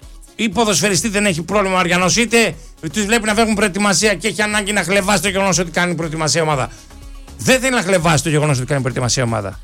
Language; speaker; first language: Greek; native; Greek